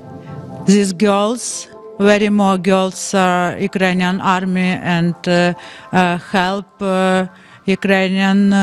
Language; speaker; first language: English; non-native, learner; Ukrainian